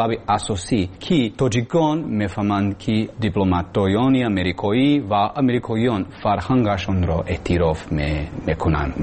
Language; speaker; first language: Persian; non-native, learner; English